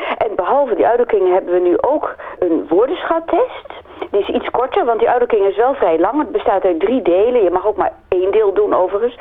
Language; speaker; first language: Dutch; native; Dutch